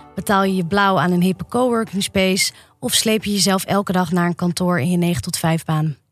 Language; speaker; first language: Dutch; native; Dutch